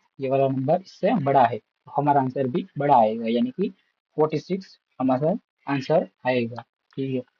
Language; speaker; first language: Hindi; non-native, local second language; Gujarati